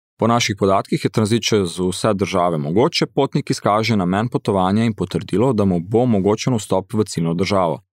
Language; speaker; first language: Slovenian; early bilingual, heritage; Slovenian